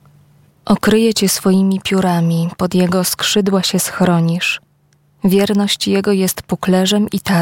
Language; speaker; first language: Polish; native; Polish